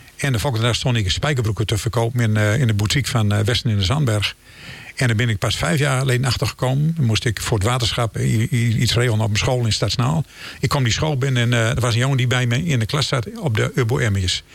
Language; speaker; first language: Dutch; native; Dutch